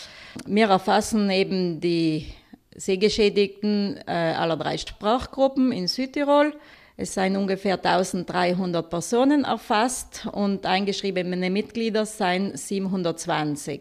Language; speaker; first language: German; native; German